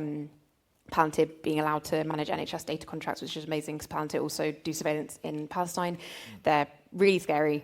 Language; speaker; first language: English; native; English